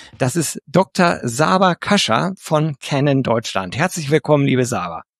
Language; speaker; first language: German; native; German